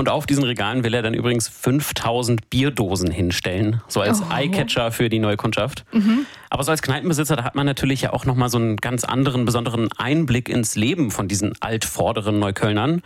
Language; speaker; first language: German; native; German